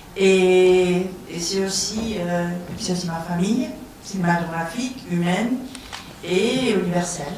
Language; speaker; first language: French; non-native, fluent; Spanish